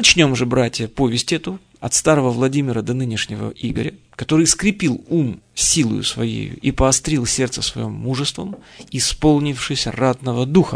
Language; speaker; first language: Russian; native; Russian